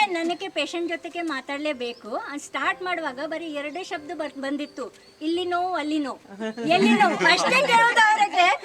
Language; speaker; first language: Kannada; non-native, local second language; Gujarati